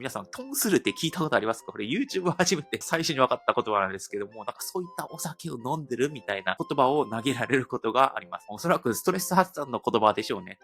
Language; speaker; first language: Japanese; non-native, fluent; Korean